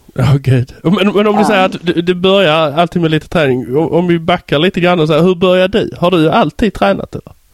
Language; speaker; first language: Swedish; native; Swedish